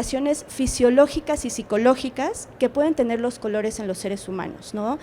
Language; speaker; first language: Spanish; native; Spanish